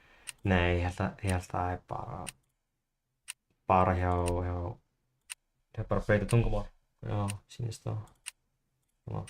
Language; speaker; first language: Icelandic; non-native, learner; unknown